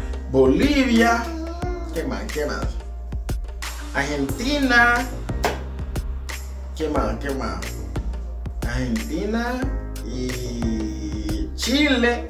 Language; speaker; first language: Spanish; non-native, learner; Haitian Creole